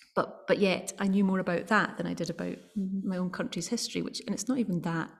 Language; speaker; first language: English; native; English